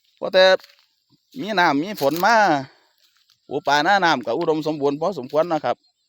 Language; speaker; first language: Thai; native; Thai